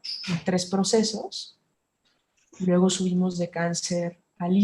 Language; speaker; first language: Spanish; native; Spanish